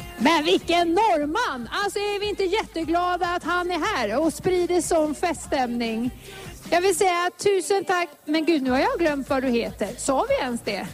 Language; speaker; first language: Swedish; native; Swedish